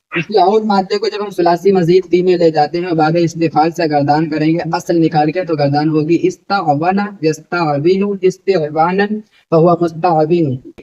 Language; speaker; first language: Urdu; native; Urdu